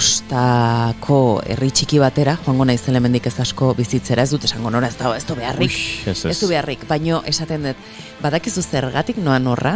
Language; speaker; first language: Basque; native; Basque